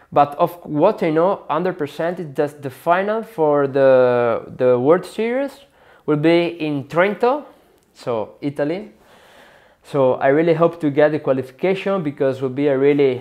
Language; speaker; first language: English; non-native, learner; Italian